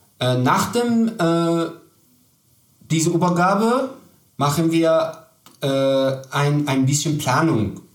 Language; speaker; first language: German; non-native, learner; Persian